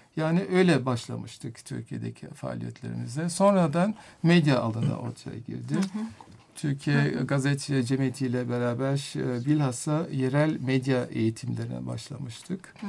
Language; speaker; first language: Turkish; non-native, fluent; German